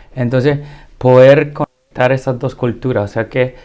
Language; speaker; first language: Spanish; early bilingual, heritage; Spanish